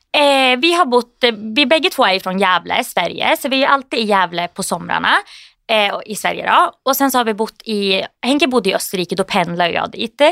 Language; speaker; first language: Swedish; native; Swedish